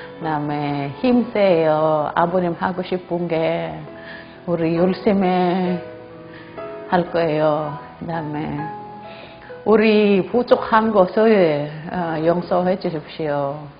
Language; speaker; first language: Korean; non-native, learner; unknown